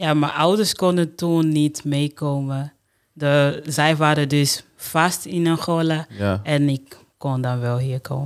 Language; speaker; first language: Dutch; non-native, fluent; Portuguese